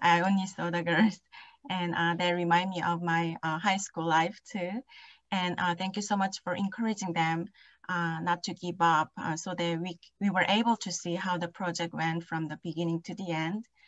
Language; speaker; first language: English; non-native, fluent; Korean